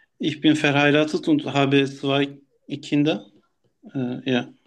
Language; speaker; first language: German; non-native, learner; Turkish